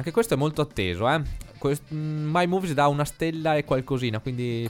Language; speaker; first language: Italian; native; Italian